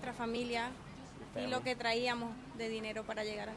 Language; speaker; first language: Spanish; native; Spanish